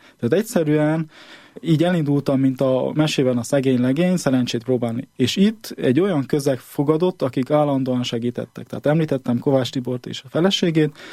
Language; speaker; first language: Hungarian; native; Hungarian